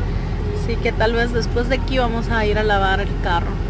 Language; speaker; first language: Spanish; native; Spanish